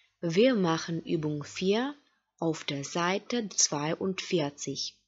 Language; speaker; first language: German; non-native, fluent; Russian